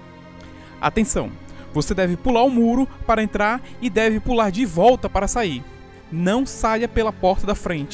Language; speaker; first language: Portuguese; native; Portuguese